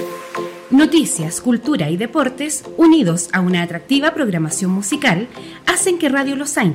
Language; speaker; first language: Spanish; native; Spanish